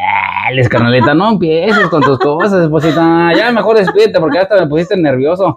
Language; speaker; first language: Spanish; native; Spanish